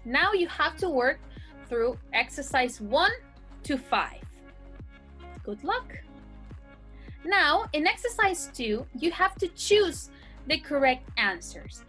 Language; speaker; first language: English; non-native, fluent; Spanish